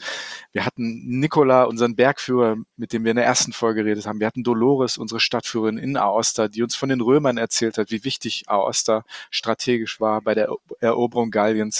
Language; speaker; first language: German; native; German